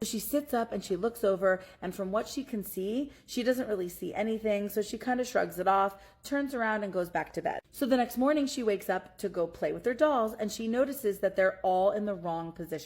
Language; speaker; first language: English; native; English